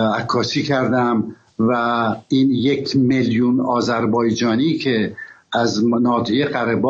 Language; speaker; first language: Persian; non-native, local second language; Azerbaijani